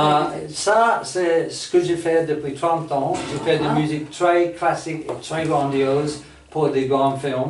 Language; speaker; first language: French; non-native, fluent; English